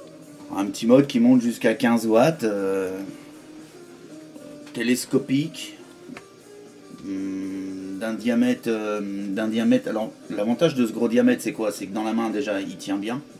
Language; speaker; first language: French; native; French